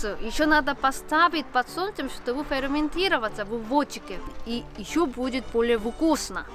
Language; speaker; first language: Russian; non-native, learner; Korean